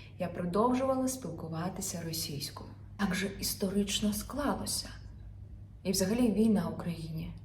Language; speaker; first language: Ukrainian; non-native, local second language; Russian